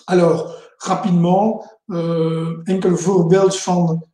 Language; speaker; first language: Dutch; non-native, local second language; French